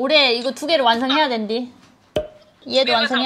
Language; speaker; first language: Korean; native; Korean